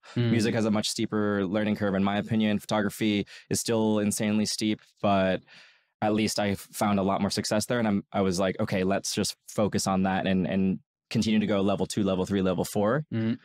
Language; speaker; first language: English; native; English